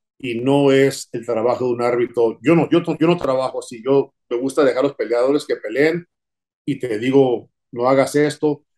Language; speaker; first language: Spanish; early bilingual, heritage; Spanish